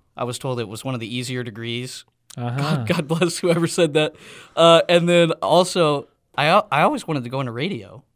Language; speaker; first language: English; native; English